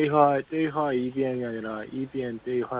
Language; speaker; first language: Chinese; non-native, learner; Korean